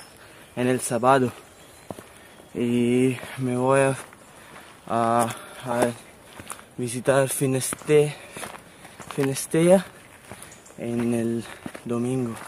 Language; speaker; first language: Spanish; non-native, learner; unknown